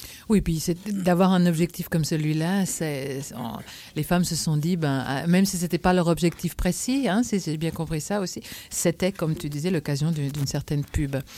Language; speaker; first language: French; native; French